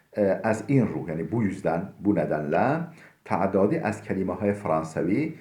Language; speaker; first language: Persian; non-native, fluent; Turkish